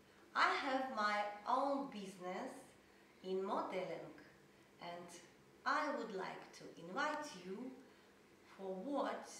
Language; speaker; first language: English; non-native, learner; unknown